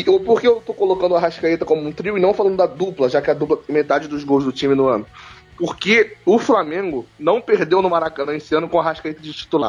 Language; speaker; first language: Portuguese; native; Portuguese